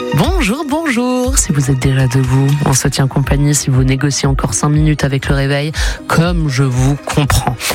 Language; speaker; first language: French; native; French